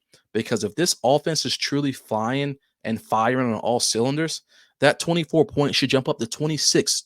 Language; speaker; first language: English; native; English